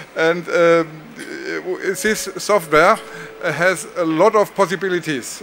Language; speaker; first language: English; non-native, learner; German